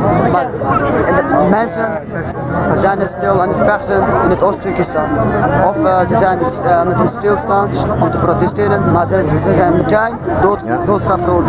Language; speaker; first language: Dutch; non-native, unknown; Uyghur